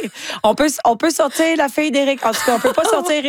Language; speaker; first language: French; native; French